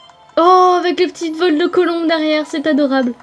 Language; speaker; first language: French; native; French